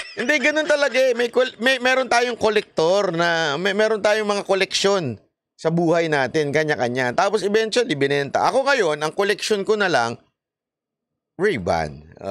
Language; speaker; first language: Filipino; native; Filipino